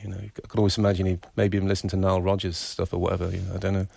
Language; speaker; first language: English; native; English